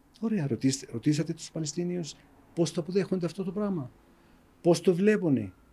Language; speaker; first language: Greek; non-native, fluent; Arabic